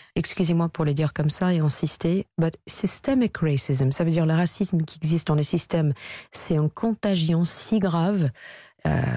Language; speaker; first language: French; non-native, fluent; English